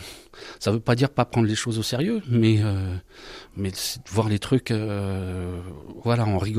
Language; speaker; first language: French; native; French